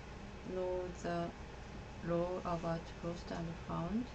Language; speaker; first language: English; non-native, learner; Japanese